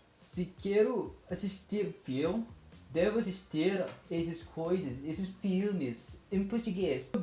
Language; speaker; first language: Portuguese; non-native, learner; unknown